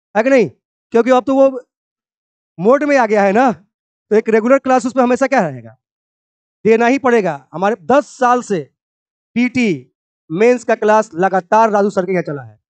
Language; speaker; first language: Hindi; native; Hindi